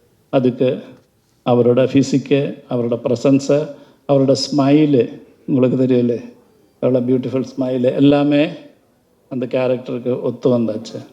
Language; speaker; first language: Tamil; non-native, learner; Malayalam